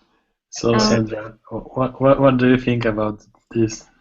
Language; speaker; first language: English; non-native, learner; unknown